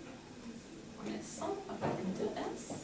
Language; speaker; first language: French; non-native, fluent; English